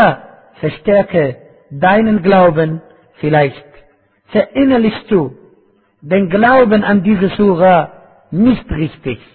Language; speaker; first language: German; non-native, fluent; Arabic